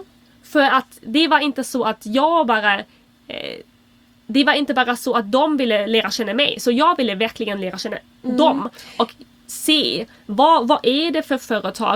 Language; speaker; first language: Swedish; non-native, fluent; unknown